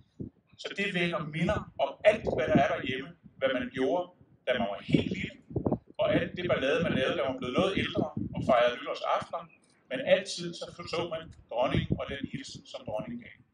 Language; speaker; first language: Danish; native; Danish